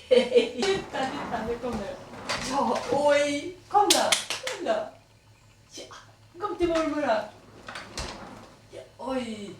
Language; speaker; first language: Swedish; early bilingual, other home language; Estonian